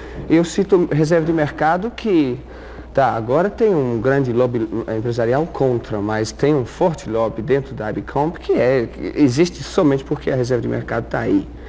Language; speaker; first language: Portuguese; non-native, fluent; English